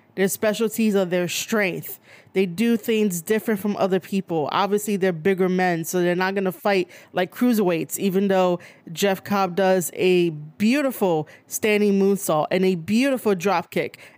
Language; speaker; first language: English; native; English